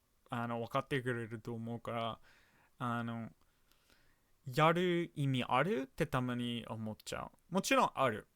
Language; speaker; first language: Japanese; non-native, fluent; English